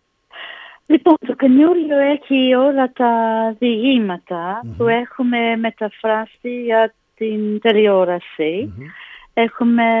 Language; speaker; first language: Greek; non-native, learner; English